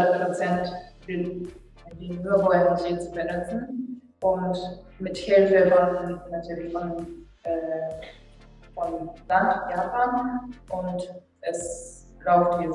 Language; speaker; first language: German; non-native, fluent; Japanese